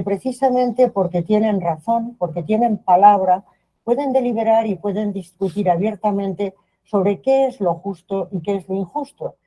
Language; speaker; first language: Spanish; native; Spanish